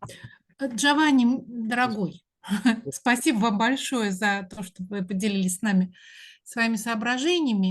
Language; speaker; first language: Russian; native; Russian